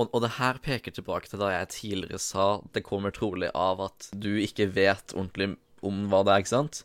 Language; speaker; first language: Norwegian; native; Norwegian